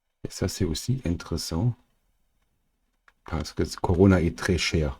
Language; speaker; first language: French; non-native, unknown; German